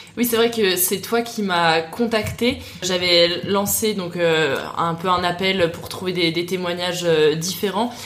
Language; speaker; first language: French; native; French